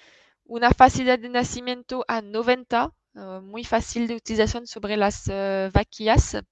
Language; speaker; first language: Spanish; non-native, fluent; French